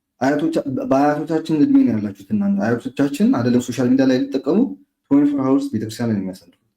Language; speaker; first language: Amharic; non-native, local second language; Tigrinya